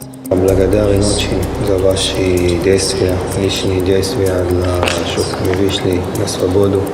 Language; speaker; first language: Russian; early bilingual, heritage; Russian